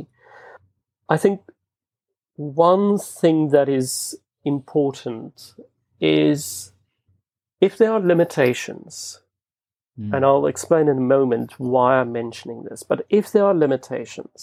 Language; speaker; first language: English; non-native, local second language; Afrikaans